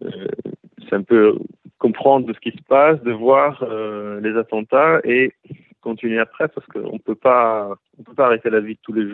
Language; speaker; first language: French; early bilingual, heritage; Hebrew